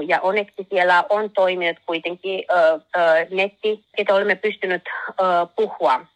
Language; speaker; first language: Finnish; non-native, learner; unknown